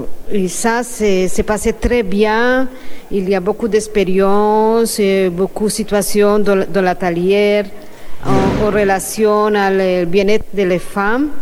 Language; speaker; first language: French; non-native, fluent; Spanish